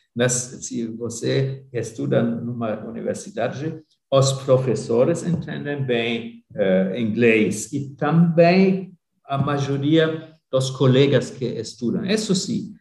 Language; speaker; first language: Portuguese; non-native, fluent; German